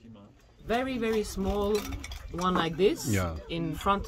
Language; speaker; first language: English; non-native, fluent; French